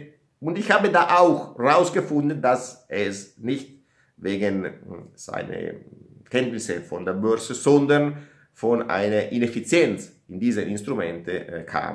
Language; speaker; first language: German; non-native, learner; Italian